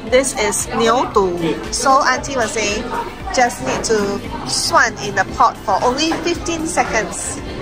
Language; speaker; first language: English; non-native, local second language; Chinese